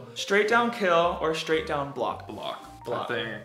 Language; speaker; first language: English; native; English